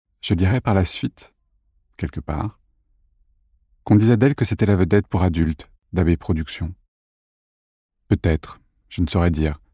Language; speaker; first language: French; native; French